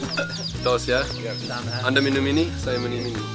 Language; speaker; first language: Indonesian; non-native, learner; English